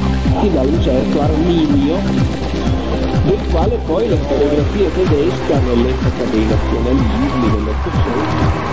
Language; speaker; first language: Italian; native; Italian